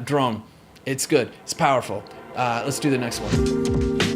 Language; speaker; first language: English; native; English